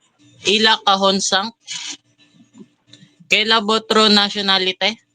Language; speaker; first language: French; non-native, learner; Filipino